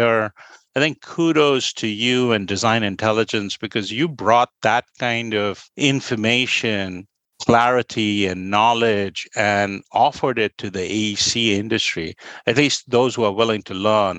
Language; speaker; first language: English; non-native, local second language; Bangla